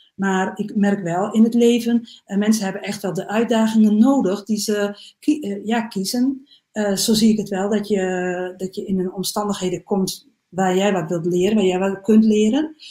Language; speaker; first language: Dutch; native; Dutch